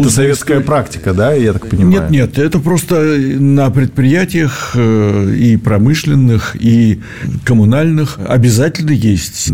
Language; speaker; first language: Russian; native; Russian